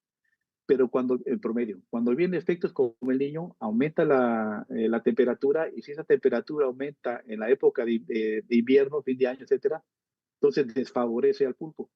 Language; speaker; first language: Spanish; native; Spanish